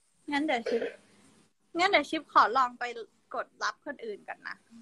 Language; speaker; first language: Thai; early bilingual, heritage; Thai